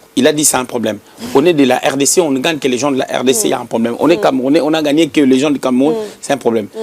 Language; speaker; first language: French; non-native, local second language; Lingala